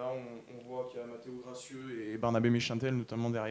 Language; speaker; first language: French; native; French